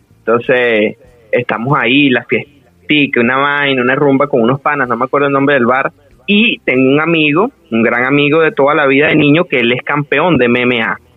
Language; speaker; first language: Spanish; native; Spanish